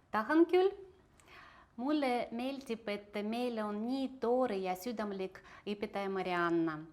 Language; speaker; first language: Estonian; non-native, local second language; Russian